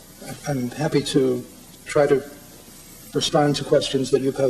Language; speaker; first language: English; native; English